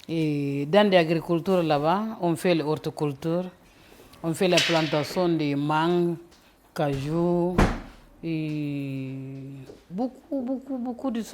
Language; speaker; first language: French; non-native, learner; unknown